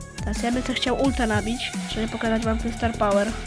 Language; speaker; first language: Polish; native; Polish